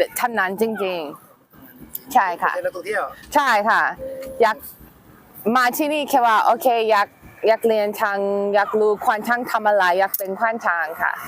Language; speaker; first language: Thai; non-native, learner; English